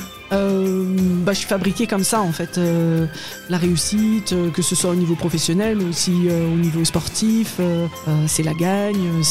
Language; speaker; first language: French; native; French